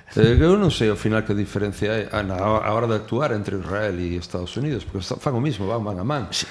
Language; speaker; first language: Galician; non-native, local second language; Spanish